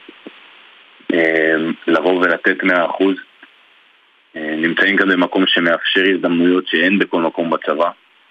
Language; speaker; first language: Hebrew; native; Hebrew